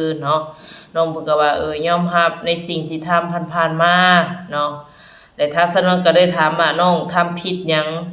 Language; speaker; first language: Thai; non-native, local second language; Lao